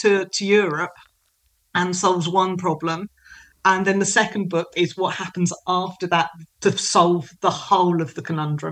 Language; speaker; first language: English; native; English